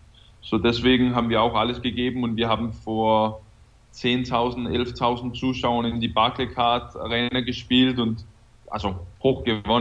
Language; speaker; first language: German; non-native, fluent; Danish